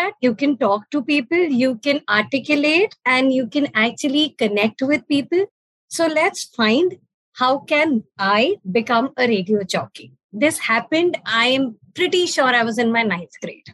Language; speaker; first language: English; non-native, local second language; Punjabi